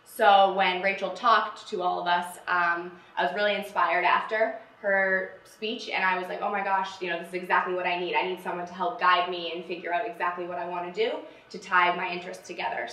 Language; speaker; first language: English; native; English